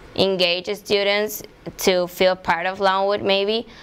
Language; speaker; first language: English; non-native, fluent; Spanish